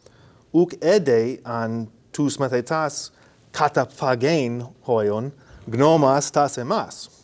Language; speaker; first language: Greek; non-native, fluent; English